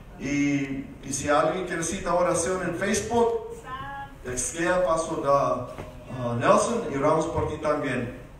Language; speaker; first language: Spanish; early bilingual, heritage; Spanish